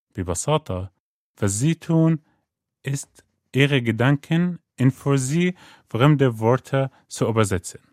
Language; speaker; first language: German; non-native, fluent; Arabic